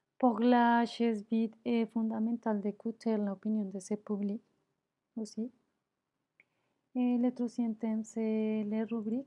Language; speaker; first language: French; non-native, learner; Spanish